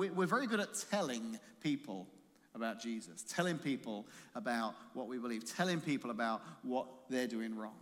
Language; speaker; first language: English; native; English